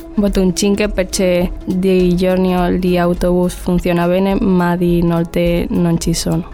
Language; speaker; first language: Italian; non-native, learner; Spanish